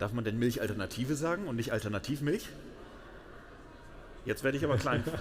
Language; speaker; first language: German; native; German